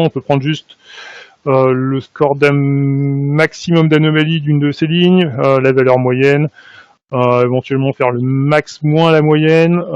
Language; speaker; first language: French; native; French